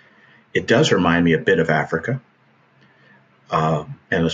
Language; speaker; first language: English; native; English